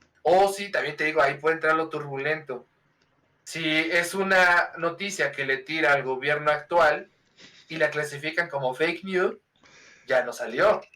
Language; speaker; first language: Spanish; native; Spanish